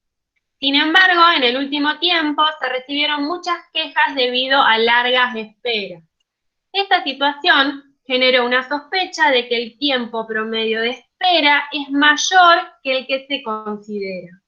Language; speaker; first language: Spanish; native; Spanish